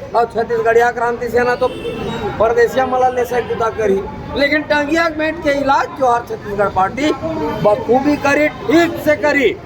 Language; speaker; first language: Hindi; native; Hindi